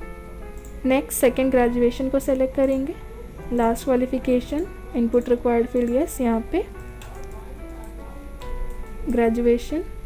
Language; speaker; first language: Hindi; native; Hindi